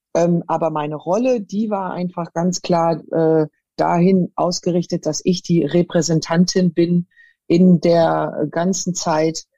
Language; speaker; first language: German; native; German